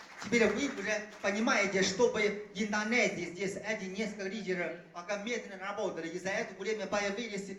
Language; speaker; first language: Russian; non-native, fluent; Chinese